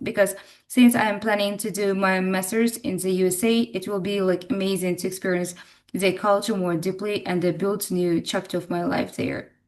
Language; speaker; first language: English; non-native, fluent; Kazakh